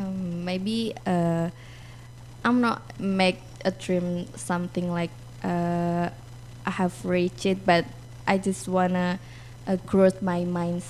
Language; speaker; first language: English; non-native, learner; Indonesian